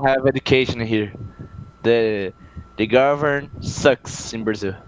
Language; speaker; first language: English; non-native, learner; Portuguese